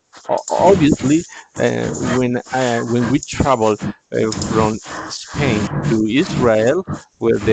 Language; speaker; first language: English; non-native, learner; Spanish